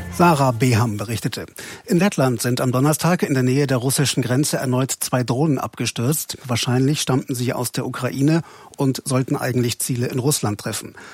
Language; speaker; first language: German; native; German